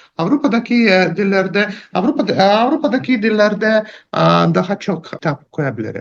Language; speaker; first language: Turkish; non-native, learner; Russian